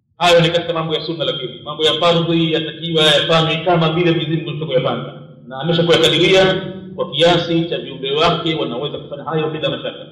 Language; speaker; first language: Swahili; native; Swahili